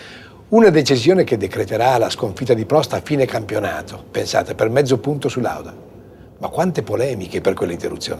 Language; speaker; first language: Italian; native; Italian